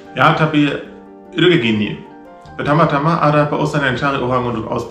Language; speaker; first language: Indonesian; non-native, learner; German